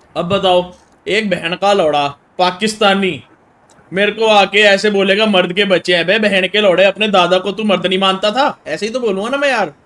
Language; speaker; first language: Hindi; native; Hindi